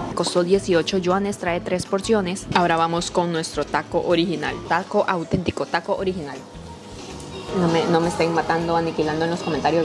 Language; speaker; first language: Spanish; native; Spanish